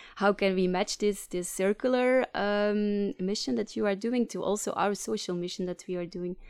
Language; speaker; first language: English; non-native, fluent; Dutch